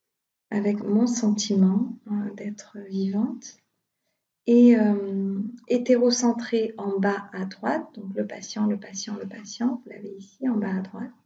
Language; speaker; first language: French; native; French